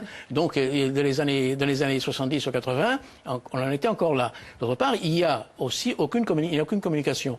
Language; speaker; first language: French; native; French